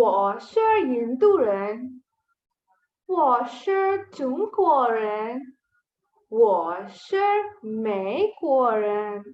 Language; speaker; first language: Chinese; non-native, fluent; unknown